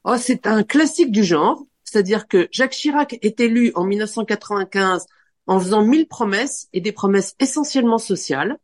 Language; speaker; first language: French; native; French